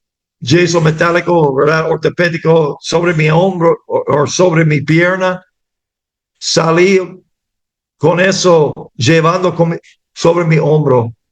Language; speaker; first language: Spanish; non-native, fluent; English